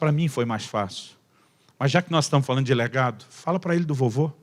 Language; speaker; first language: Portuguese; native; Portuguese